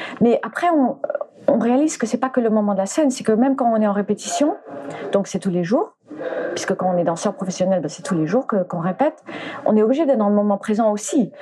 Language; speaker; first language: French; early bilingual, other home language; English